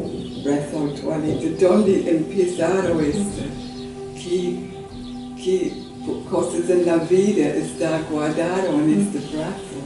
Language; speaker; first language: Spanish; non-native, learner; English